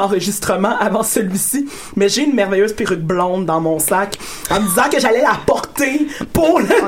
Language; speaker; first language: French; native; French